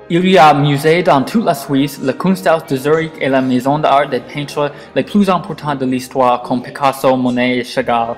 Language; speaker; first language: French; non-native, learner; English